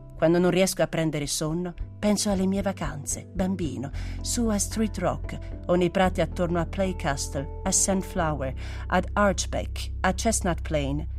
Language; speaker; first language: Italian; native; Italian